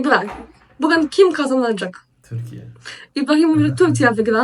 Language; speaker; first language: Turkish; non-native, learner; Polish